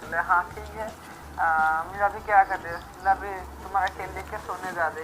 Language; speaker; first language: Hindi; non-native, local second language; Assamese